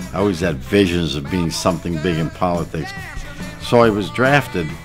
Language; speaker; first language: English; native; English